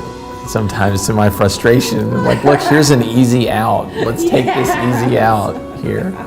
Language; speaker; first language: English; native; English